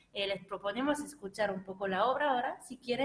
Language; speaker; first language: Spanish; non-native, fluent; French